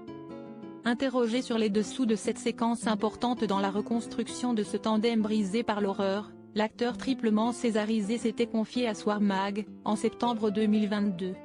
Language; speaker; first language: French; native; French